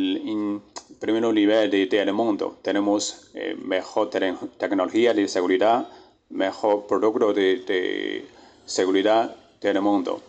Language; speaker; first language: Spanish; non-native, learner; Chinese